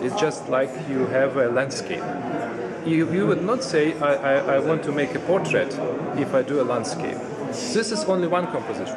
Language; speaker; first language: English; non-native, learner; German